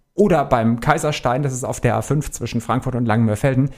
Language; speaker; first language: German; native; German